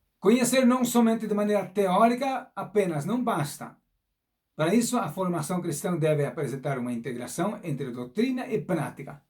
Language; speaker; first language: Portuguese; non-native, fluent; German